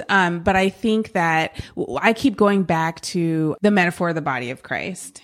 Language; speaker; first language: English; native; English